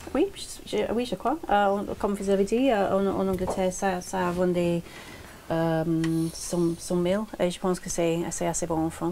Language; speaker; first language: French; non-native, learner; English